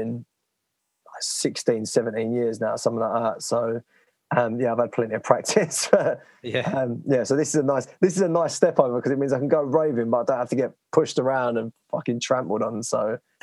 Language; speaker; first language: English; native; English